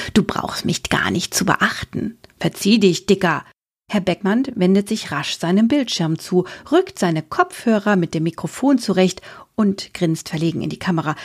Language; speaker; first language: German; native; German